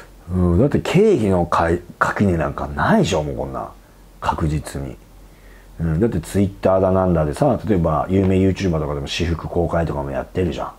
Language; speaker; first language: Japanese; native; Japanese